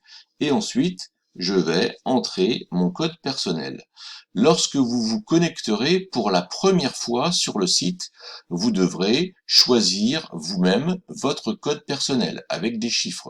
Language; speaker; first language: French; native; French